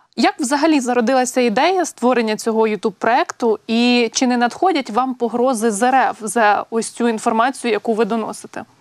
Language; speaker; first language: Ukrainian; native; Ukrainian